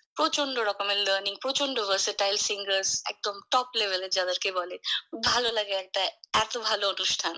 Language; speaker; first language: Bangla; native; Bangla